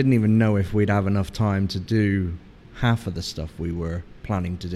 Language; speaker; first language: English; native; English